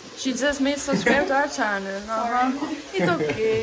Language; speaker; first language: English; non-native, fluent; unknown